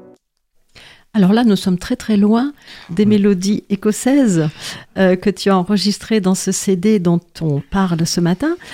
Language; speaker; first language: French; native; French